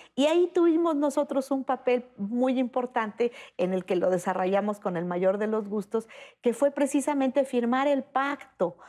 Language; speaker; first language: Spanish; native; Spanish